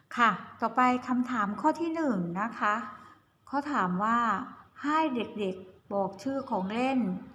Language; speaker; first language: Thai; native; Thai